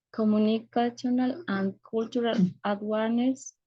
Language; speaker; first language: English; non-native, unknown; Spanish